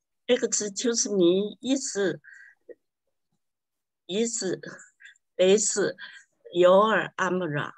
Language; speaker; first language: English; non-native, learner; Chinese